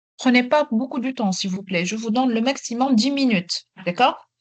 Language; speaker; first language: French; non-native, local second language; Arabic